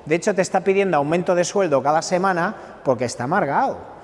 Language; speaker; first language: Spanish; non-native, local second language; Catalan